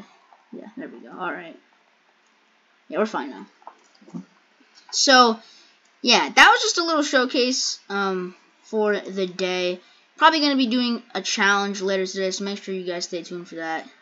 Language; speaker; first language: English; native; English